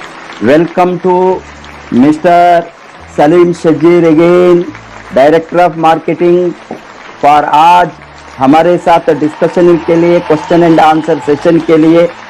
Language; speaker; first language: Hindi; non-native, local second language; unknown